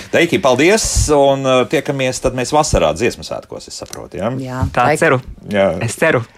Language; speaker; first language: Latvian; non-native, fluent; Japanese